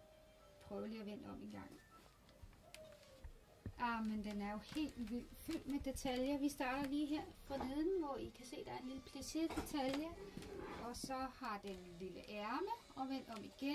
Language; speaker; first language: Danish; native; Danish